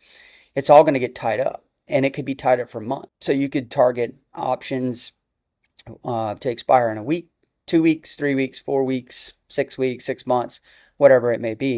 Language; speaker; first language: English; native; English